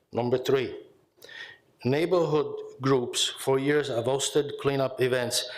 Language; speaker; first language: English; non-native, fluent; Italian